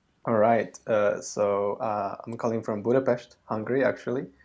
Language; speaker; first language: English; non-native, fluent; Spanish